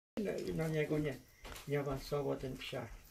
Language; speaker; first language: Polish; early bilingual, heritage; Polish